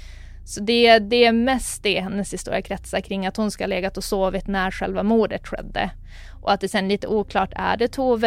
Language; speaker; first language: Swedish; native; Swedish